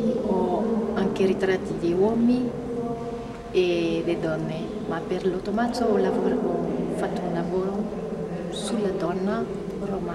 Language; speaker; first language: Italian; non-native, fluent; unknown